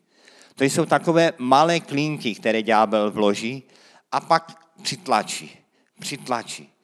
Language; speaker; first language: Czech; native; Czech